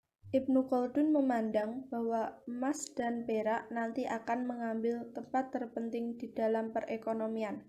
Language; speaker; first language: Indonesian; native; Indonesian